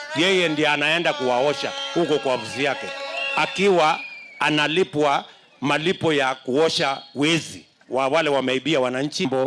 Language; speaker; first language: Swahili; non-native, local second language; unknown